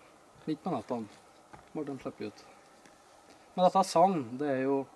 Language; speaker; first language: Norwegian; native; Norwegian